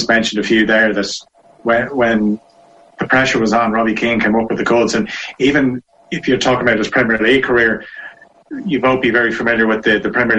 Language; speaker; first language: English; native; English